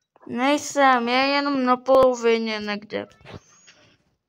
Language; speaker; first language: Czech; early bilingual, other home language; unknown